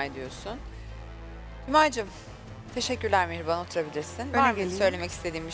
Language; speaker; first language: Turkish; native; Turkish